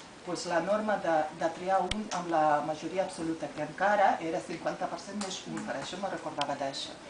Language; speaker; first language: Catalan; non-native, fluent; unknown